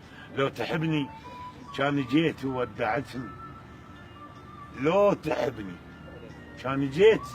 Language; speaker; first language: Arabic; native; Arabic